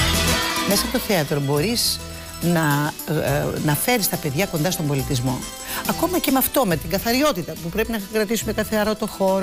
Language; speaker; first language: Greek; native; Greek